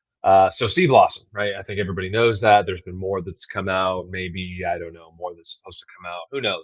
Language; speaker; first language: English; native; English